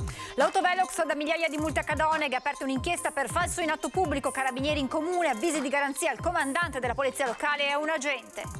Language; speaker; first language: Italian; native; Italian